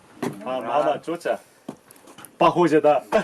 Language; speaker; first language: Russian; non-native, fluent; Korean